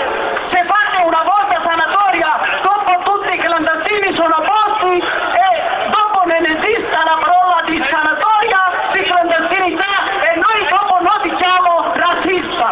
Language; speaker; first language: Italian; non-native, learner; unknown